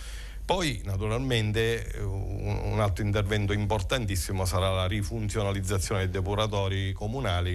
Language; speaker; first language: Italian; native; Italian